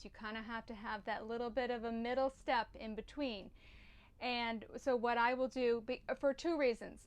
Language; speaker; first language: English; native; English